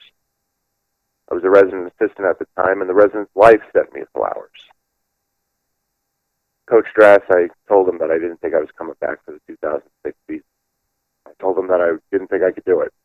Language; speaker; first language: English; native; English